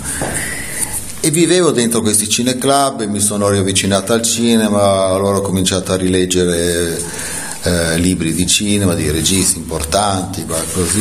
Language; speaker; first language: Italian; native; Italian